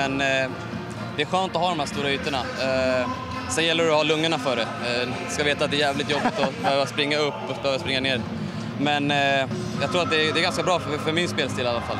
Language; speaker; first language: Swedish; native; Swedish